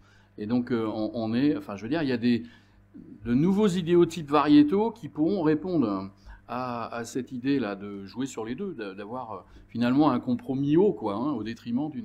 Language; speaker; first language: French; native; French